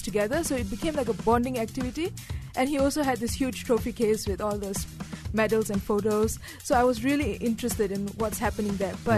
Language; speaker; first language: English; non-native, local second language; Tamil